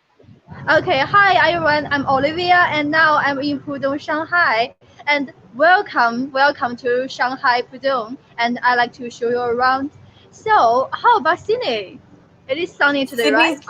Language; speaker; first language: English; non-native, fluent; Chinese